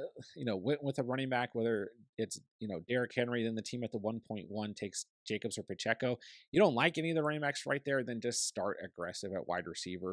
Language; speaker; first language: English; native; English